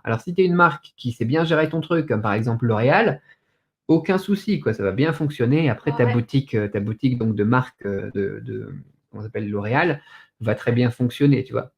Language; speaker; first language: French; native; French